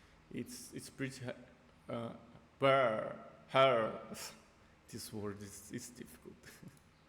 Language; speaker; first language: English; non-native, fluent; Portuguese